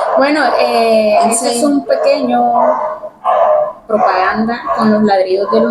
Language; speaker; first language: Spanish; native; Spanish